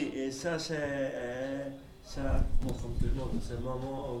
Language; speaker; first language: French; non-native, learner; Albanian